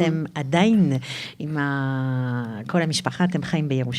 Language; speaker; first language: Hebrew; non-native, fluent; French